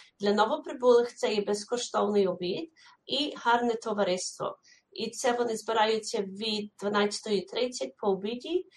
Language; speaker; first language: Ukrainian; early bilingual, heritage; Ukrainian